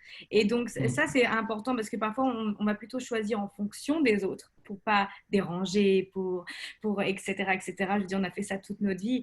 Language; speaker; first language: French; native; French